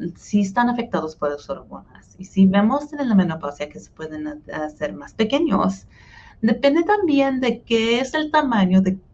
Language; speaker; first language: Spanish; early bilingual, heritage; Spanish